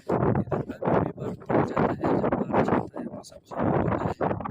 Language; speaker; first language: Hindi; non-native, local second language; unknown